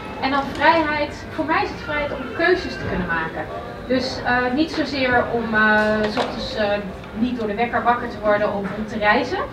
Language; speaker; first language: Dutch; native; Dutch